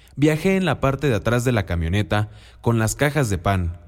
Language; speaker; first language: Spanish; non-native, local second language; Mixtepec Mixtec